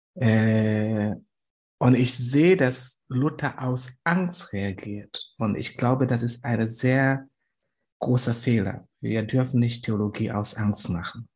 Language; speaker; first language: German; non-native, fluent; Swahili